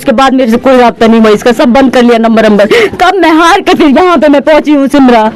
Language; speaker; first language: Hindi; native; Hindi